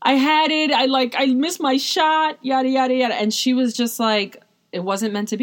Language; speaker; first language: English; native; English